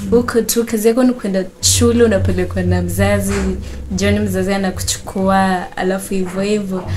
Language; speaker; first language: Swahili; non-native, local second language; Gusii